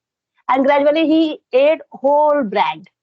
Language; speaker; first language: English; non-native, local second language; Hindi